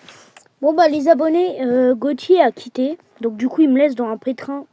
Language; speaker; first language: French; native; French